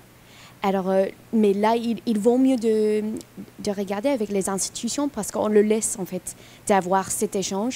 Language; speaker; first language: French; non-native, fluent; English